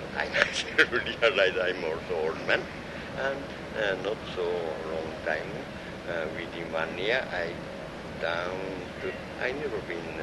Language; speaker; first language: English; non-native, learner; Japanese